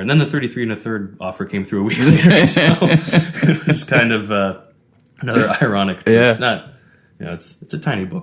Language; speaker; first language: English; native; English